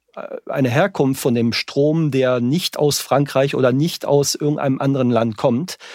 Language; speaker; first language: German; non-native, fluent; French